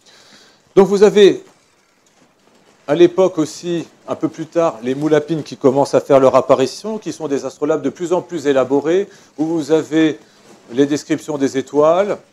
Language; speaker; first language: French; native; French